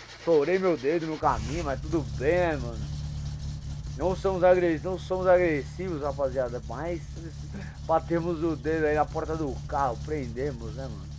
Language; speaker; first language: Portuguese; native; Portuguese